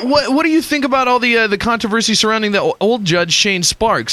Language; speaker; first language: English; native; English